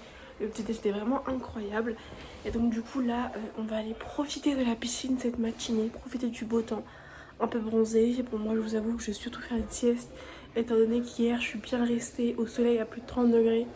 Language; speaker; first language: French; native; French